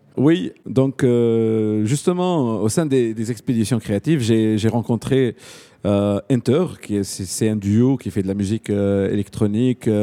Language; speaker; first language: French; non-native, local second language; Arabic